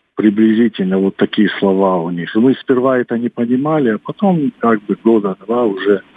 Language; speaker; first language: Russian; non-native, local second language; Ossetic